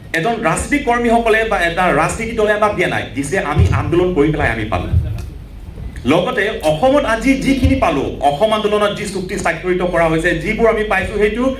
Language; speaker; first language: Assamese; non-native, local second language; Karbi